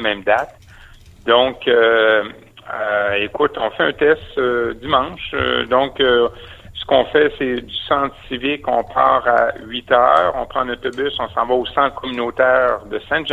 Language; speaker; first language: French; native; French